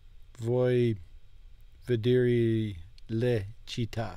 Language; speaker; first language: Italian; non-native, learner; English